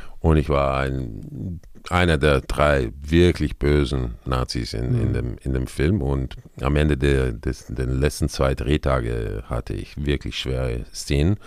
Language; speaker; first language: German; non-native, fluent; Spanish